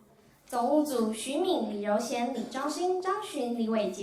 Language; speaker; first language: Chinese; native; Chinese